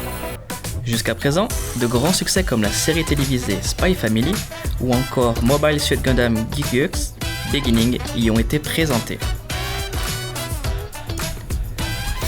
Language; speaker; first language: French; native; French